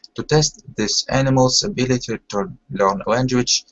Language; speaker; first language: English; non-native, learner; Russian